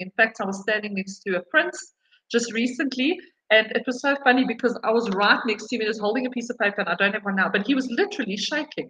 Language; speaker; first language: English; native; English